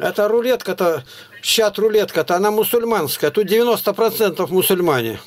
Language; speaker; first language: Russian; native; Russian